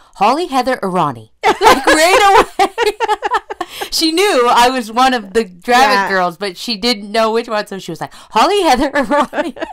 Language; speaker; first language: English; native; English